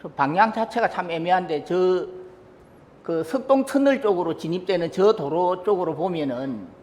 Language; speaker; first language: Korean; native; Korean